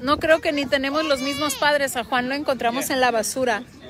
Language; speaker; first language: Spanish; early bilingual, heritage; Spanish